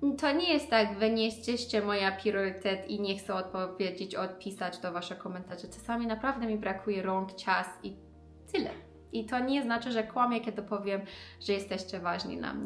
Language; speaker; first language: Polish; non-native, learner; Persian